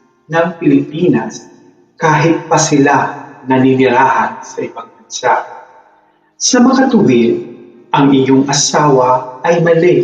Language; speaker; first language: Filipino; native; Filipino